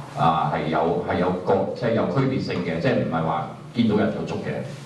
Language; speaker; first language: Cantonese; native; Cantonese